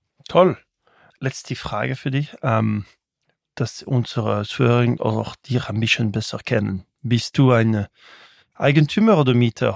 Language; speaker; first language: German; non-native, local second language; French